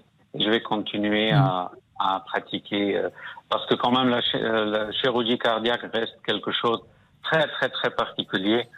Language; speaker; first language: French; non-native, fluent; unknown